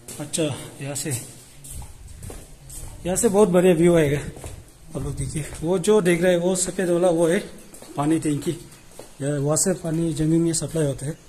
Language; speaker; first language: Hindi; non-native, local second language; Adi